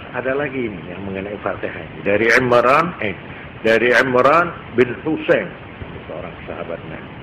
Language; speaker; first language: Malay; non-native, local second language; Javanese